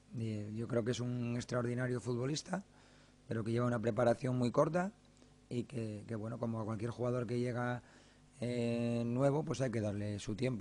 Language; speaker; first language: Spanish; native; Spanish